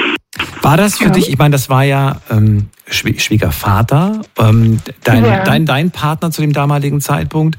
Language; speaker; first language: German; native; German